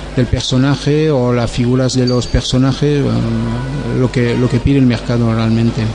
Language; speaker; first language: Spanish; non-native, fluent; French